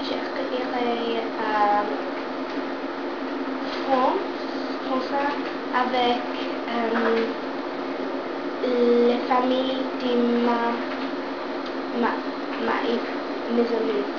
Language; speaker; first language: French; non-native, learner; English